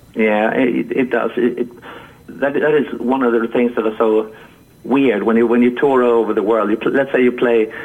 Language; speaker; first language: English; non-native, fluent; Swedish